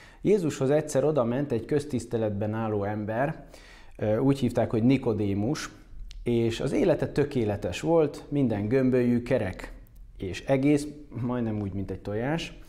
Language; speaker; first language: Hungarian; native; Hungarian